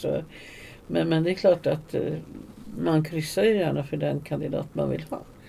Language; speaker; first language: Swedish; native; Swedish